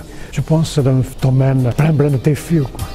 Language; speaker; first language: French; non-native, fluent; Chinese